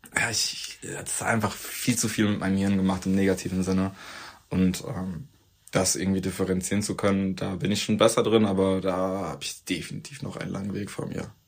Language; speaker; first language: German; early bilingual, other home language; Turkish